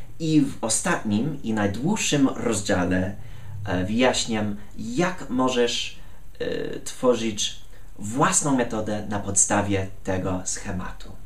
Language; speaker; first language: Polish; non-native, fluent; English